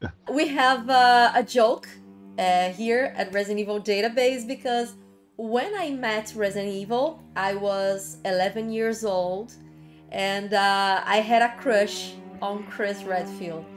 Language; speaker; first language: English; non-native, fluent; Portuguese